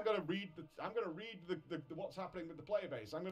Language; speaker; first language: English; native; English